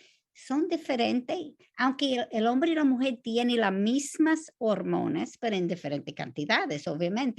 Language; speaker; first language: Spanish; non-native, fluent; English